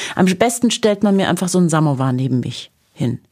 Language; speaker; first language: German; native; German